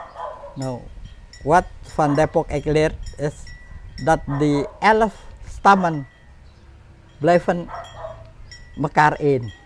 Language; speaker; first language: Dutch; non-native, fluent; Indonesian